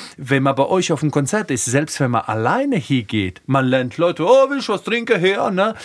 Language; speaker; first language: German; early bilingual, other home language; Croatian